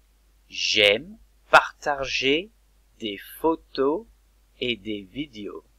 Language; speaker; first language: French; non-native, fluent; English